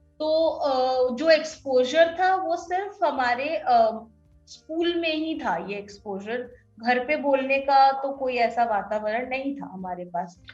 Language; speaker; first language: Hindi; non-native, local second language; Odia